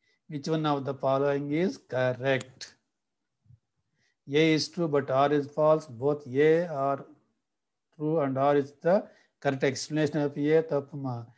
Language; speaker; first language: English; non-native, local second language; Telugu